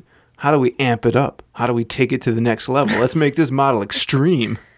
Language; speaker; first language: English; native; English